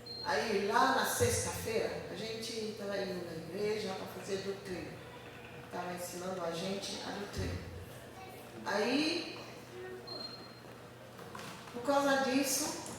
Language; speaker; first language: Portuguese; non-native, learner; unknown